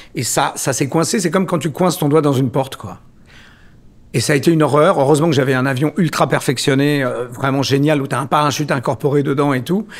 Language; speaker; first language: French; native; French